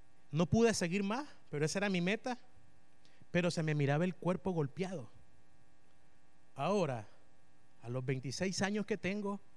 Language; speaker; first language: Spanish; native; Spanish